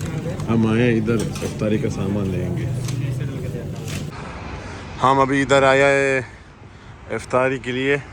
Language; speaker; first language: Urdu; non-native, learner; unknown